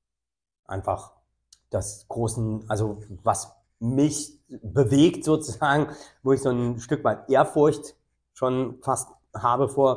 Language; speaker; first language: German; native; German